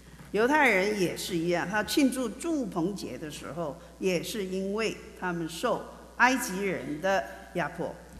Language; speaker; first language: Chinese; native; Chinese